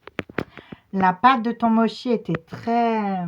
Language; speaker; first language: French; native; French